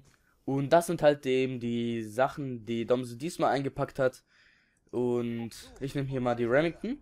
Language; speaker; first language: German; native; German